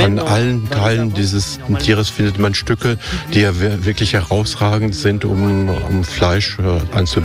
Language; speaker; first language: German; native; German